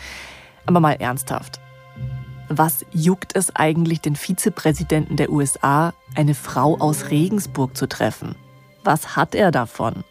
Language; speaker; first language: German; native; German